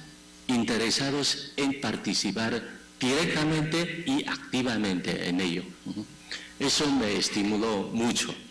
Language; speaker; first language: Spanish; non-native, fluent; Chinese